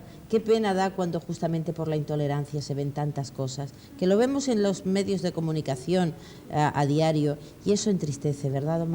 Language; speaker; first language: Spanish; native; Spanish